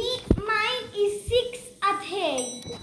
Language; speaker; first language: English; non-native, learner; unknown